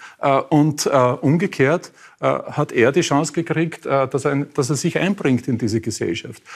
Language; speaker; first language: German; native; German